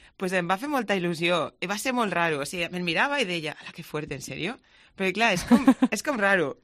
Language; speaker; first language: Catalan; non-native, local second language; Spanish